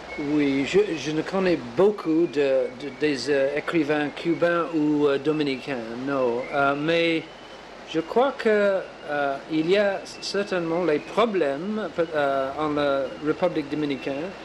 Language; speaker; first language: French; non-native, learner; English